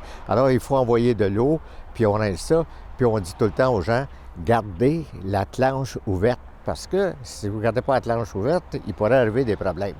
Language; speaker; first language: French; native; French